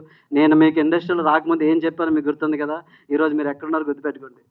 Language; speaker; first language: Telugu; native; Telugu